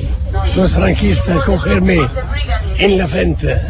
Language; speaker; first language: Spanish; non-native, learner; Hungarian